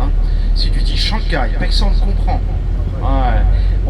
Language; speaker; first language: French; non-native, fluent; Chinese